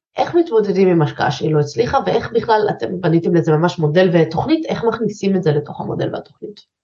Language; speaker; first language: Hebrew; native; Hebrew